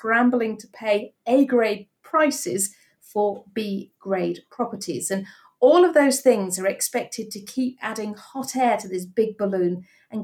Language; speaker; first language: English; native; English